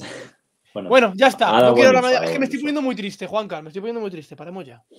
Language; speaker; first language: Spanish; native; Spanish